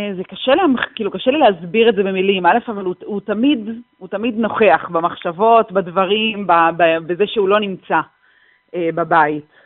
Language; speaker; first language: Hebrew; native; Hebrew